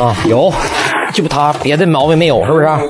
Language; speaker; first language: Chinese; native; Chinese